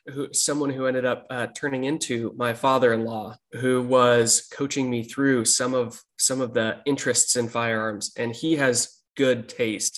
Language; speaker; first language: English; native; English